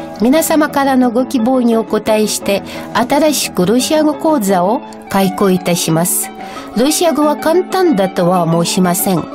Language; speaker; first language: Japanese; non-native, fluent; Russian